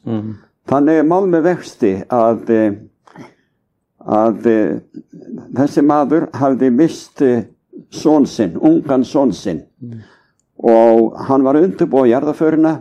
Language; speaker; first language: Icelandic; native; Icelandic